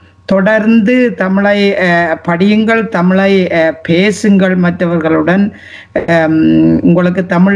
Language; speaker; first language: Tamil; native; Tamil